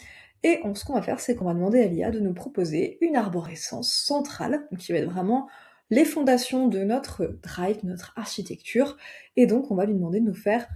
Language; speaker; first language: French; native; French